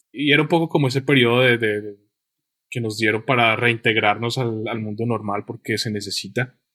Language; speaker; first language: Spanish; native; Spanish